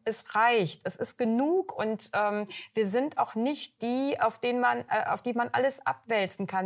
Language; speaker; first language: German; native; German